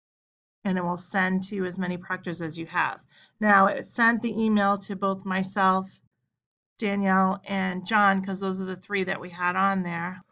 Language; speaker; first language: English; native; English